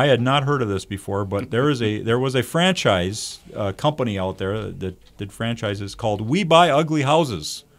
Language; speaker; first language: English; native; English